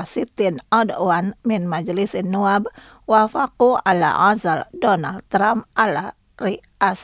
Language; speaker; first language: Arabic; non-native, fluent; Indonesian